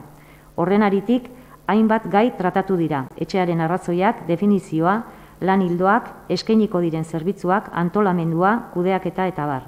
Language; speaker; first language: Basque; native; Basque